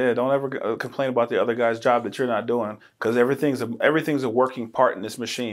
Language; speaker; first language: English; native; English